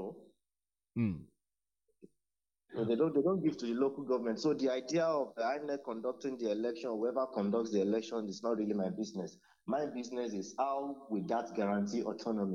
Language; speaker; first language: English; non-native, local second language; Yoruba